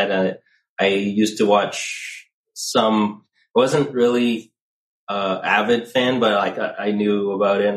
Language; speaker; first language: English; native; English